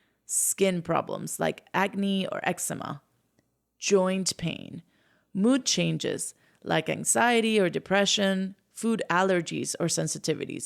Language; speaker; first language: English; non-native, fluent; Spanish